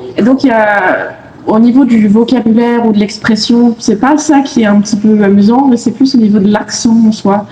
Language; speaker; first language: French; native; French